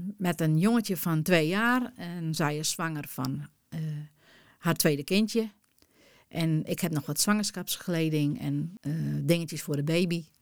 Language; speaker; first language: Dutch; non-native, local second language; Western Frisian